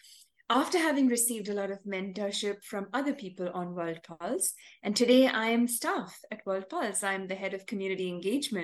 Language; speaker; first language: English; non-native, local second language; Tamil